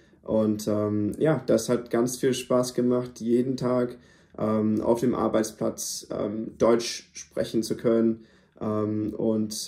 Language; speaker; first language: German; non-native, fluent; English